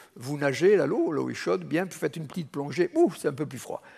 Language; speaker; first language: French; native; French